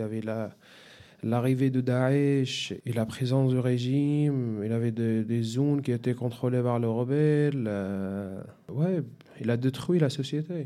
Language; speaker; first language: French; non-native, fluent; Arabic